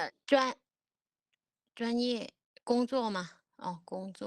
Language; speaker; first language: Chinese; non-native, learner; Lao